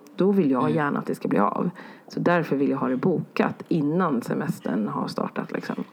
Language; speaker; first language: Swedish; early bilingual, other home language; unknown